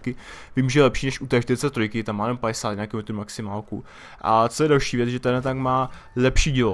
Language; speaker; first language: Czech; native; Czech